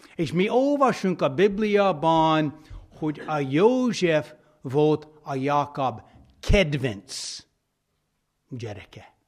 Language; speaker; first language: Hungarian; non-native, fluent; English